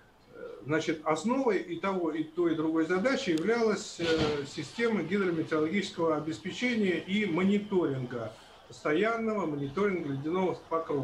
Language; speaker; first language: Russian; native; Russian